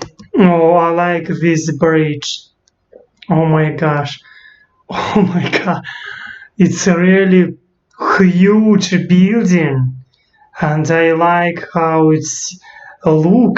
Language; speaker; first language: English; non-native, learner; Russian